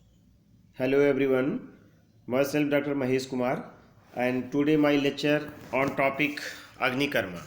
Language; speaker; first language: English; non-native, local second language; Hindi